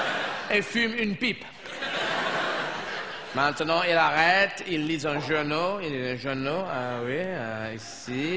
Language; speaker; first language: French; non-native, fluent; English